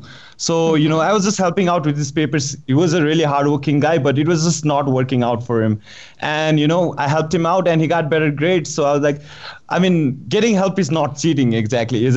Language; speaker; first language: English; non-native, local second language; Nepali